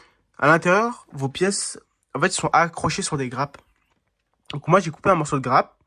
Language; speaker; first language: French; native; French